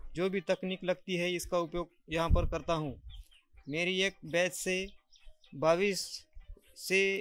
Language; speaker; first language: Hindi; non-native, local second language; Marathi